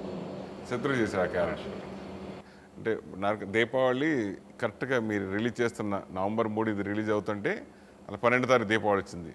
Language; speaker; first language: Telugu; native; Telugu